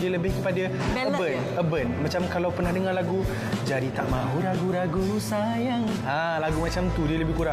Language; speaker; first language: Malay; native; Malay